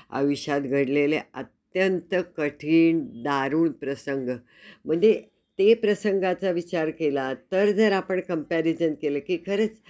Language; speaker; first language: Marathi; native; Marathi